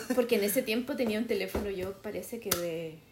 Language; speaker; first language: Spanish; native; Spanish